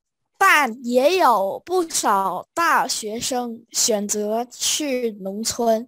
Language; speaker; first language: Chinese; non-native, fluent; Vietnamese